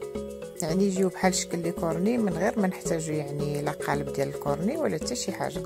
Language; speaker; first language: Arabic; native; Arabic